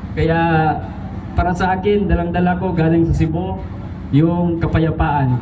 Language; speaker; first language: Filipino; non-native, local second language; Cebuano